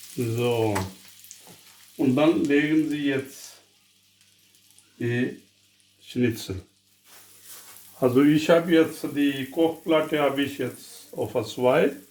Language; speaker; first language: German; non-native, learner; Urdu